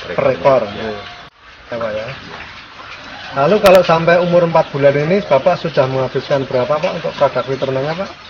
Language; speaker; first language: Indonesian; native; Indonesian